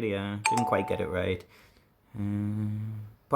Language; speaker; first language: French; non-native, learner; English